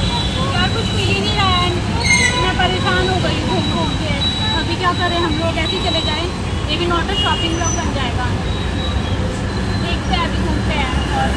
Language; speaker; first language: Hindi; native; Hindi